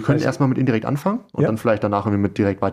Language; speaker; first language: German; native; German